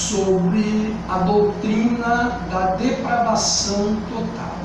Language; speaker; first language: Portuguese; native; Portuguese